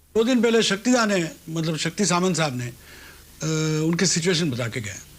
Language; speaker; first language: Hindi; non-native, local second language; Bangla